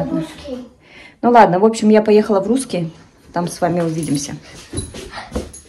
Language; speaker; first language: Russian; native; Russian